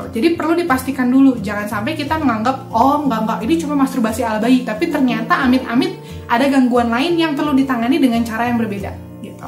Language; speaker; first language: Indonesian; native; Indonesian